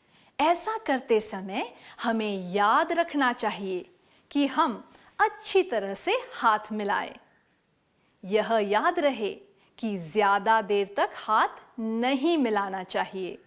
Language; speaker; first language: Hindi; native; Hindi